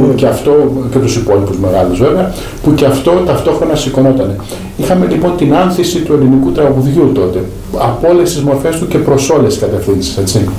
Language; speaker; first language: Greek; native; Greek